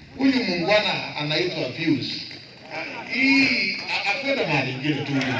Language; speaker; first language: Swahili; non-native, local second language; Kalenjin